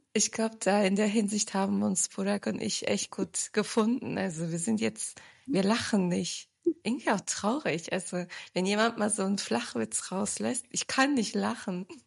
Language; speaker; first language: German; early bilingual, other home language; Turkish